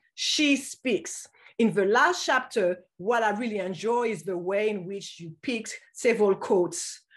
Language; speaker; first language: English; non-native, fluent; French